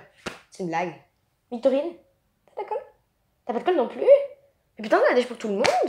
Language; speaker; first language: French; native; French